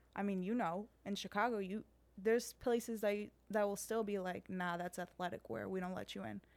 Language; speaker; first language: English; early bilingual, heritage; Serbian